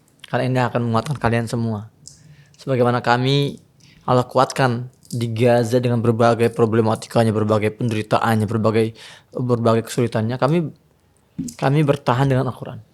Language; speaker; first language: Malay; non-native, fluent; Arabic